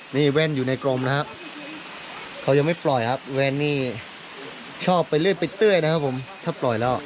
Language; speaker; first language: Thai; native; Thai